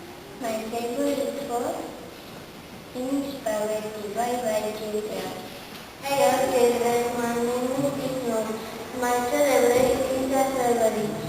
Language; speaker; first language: English; non-native, learner; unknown